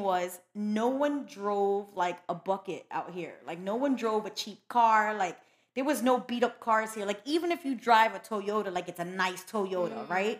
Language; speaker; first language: English; early bilingual, other home language; Spanish